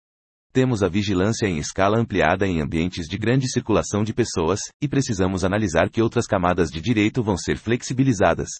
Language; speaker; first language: Portuguese; native; Portuguese